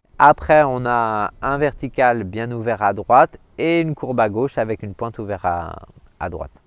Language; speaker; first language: French; native; French